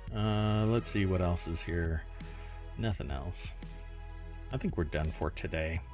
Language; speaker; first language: English; non-native, fluent; German